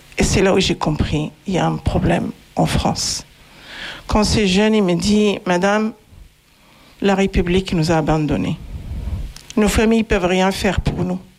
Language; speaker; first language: French; non-native, local second language; Arabic